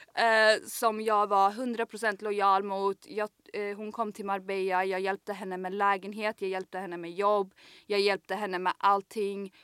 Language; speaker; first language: Swedish; native; Swedish